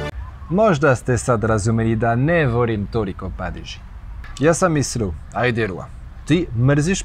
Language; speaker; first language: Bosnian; non-native, learner; French